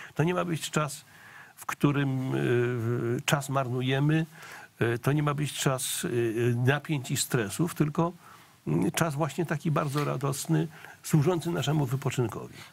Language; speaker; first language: Polish; native; Polish